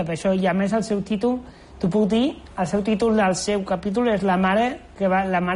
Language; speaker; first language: Catalan; native; Catalan